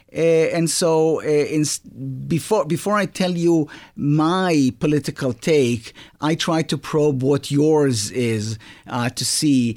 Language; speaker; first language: English; non-native, fluent; Hebrew